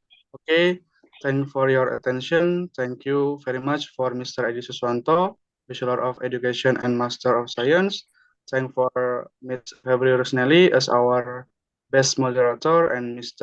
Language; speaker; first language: English; non-native, learner; Indonesian